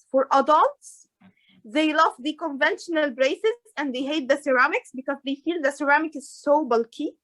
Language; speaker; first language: English; non-native, fluent; Arabic